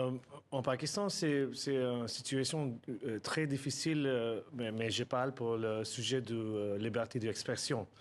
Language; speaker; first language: French; non-native, learner; Urdu